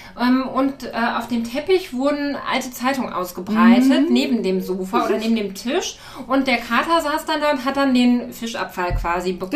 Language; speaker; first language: German; native; German